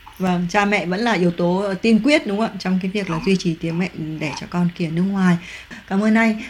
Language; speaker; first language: Vietnamese; native; Vietnamese